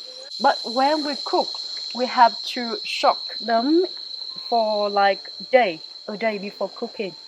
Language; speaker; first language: English; non-native, fluent; Vietnamese